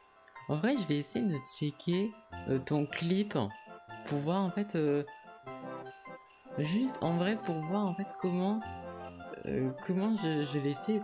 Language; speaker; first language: French; native; French